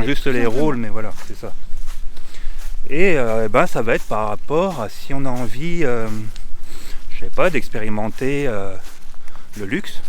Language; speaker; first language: French; native; French